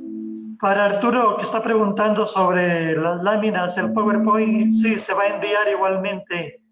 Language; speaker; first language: Spanish; native; Spanish